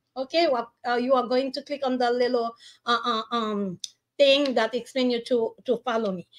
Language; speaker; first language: English; non-native, learner; Haitian Creole